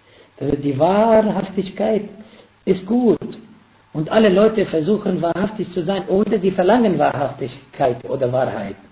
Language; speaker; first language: German; non-native, fluent; Arabic